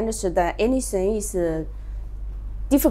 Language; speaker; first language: English; non-native, learner; Chinese